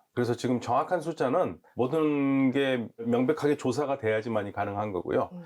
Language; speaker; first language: Korean; native; Korean